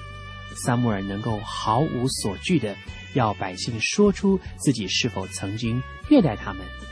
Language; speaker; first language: Chinese; native; Chinese